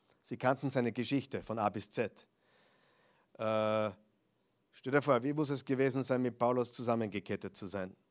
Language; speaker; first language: German; non-native, fluent; English